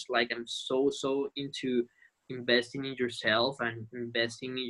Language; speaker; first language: English; non-native, fluent; Spanish